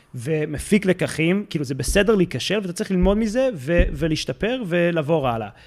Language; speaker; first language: Hebrew; early bilingual, heritage; Hebrew